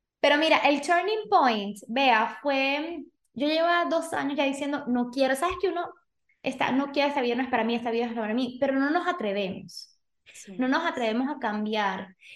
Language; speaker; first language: Spanish; early bilingual, other home language; Portuguese